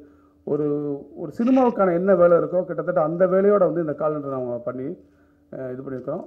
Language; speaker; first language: Tamil; native; Tamil